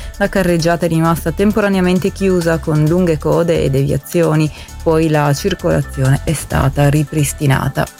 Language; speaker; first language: Italian; native; Italian